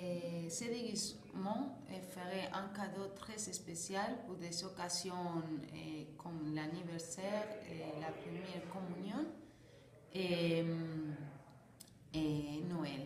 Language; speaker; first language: French; non-native, learner; Spanish